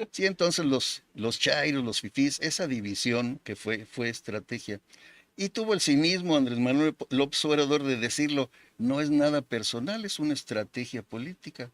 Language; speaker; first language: Spanish; native; Spanish